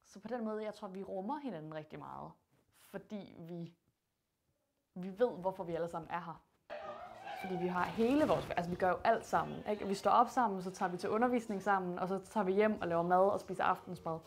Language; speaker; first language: Danish; native; Danish